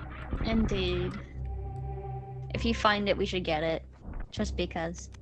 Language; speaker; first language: English; native; English